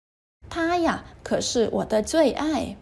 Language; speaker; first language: Chinese; non-native, learner; Vietnamese